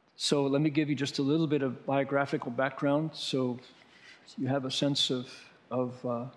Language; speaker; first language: English; native; English